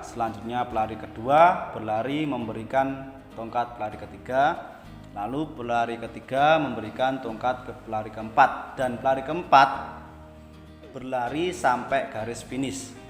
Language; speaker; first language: Indonesian; native; Indonesian